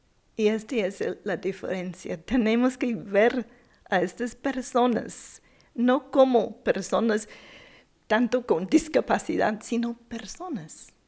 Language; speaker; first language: Spanish; non-native, fluent; English